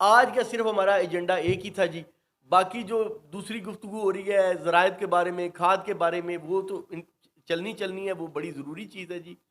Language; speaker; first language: Urdu; non-native, local second language; Punjabi